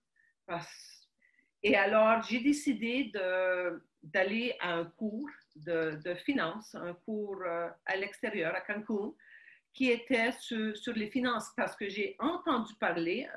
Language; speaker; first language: French; early bilingual, other home language; Ukrainian